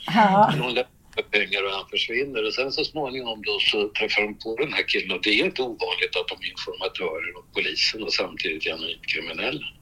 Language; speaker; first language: Swedish; native; Swedish